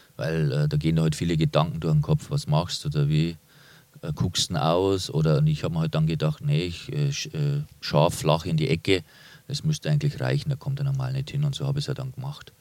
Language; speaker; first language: German; native; German